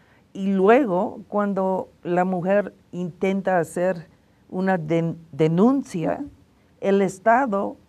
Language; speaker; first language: Spanish; non-native, fluent; English